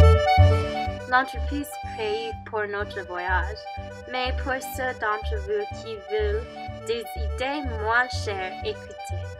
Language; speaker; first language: French; non-native, learner; English